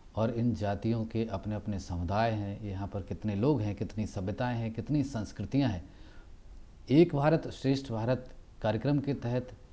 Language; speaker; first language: Hindi; native; Hindi